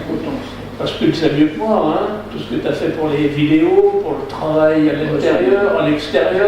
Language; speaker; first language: French; native; French